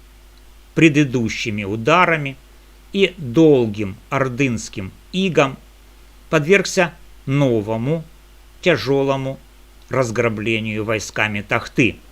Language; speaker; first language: Russian; native; Russian